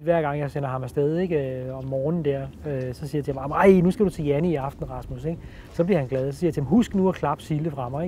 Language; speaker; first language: Danish; native; Danish